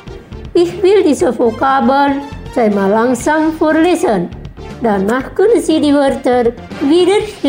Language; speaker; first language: German; non-native, fluent; Indonesian